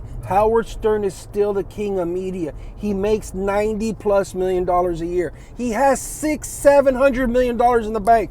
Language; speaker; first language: English; native; English